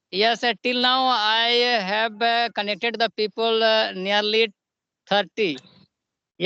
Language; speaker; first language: English; non-native, learner; Hindi